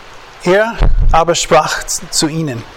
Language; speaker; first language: German; non-native, fluent; English